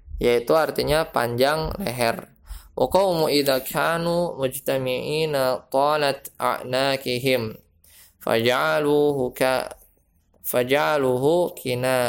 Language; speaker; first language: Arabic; non-native, fluent; Indonesian